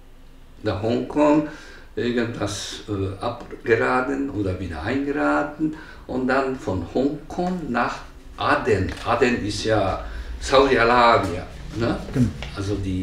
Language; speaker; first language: German; non-native, learner; Japanese